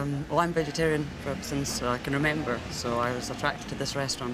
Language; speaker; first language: English; native; English